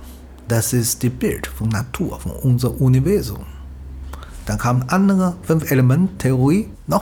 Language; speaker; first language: German; non-native, learner; Chinese